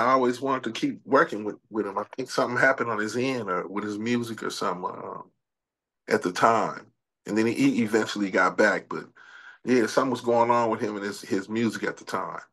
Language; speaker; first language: English; native; English